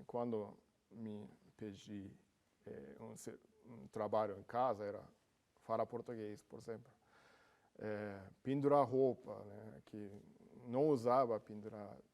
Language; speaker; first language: Portuguese; non-native, learner; Japanese